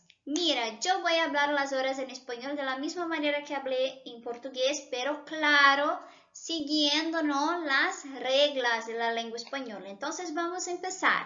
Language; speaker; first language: Spanish; non-native, fluent; Portuguese